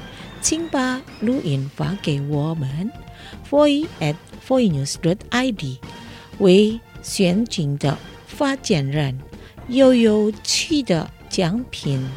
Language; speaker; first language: Chinese; non-native, fluent; Indonesian